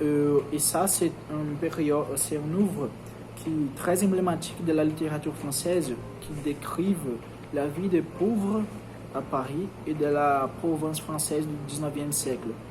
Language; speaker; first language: French; non-native, learner; Portuguese